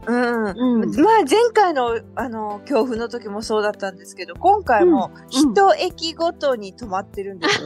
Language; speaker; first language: Japanese; native; Japanese